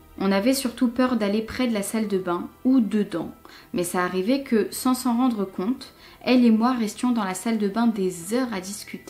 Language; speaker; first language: French; native; French